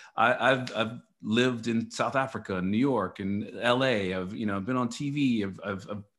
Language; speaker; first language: English; native; English